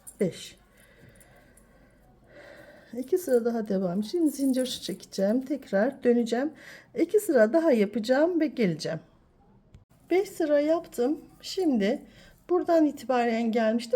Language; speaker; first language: Turkish; native; Turkish